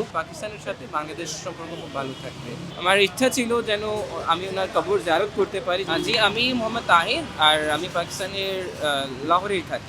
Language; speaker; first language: Bangla; non-native, fluent; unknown